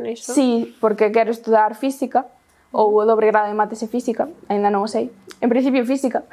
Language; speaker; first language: Galician; non-native, local second language; Spanish